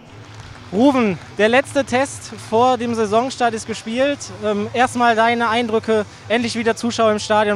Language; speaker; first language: German; native; German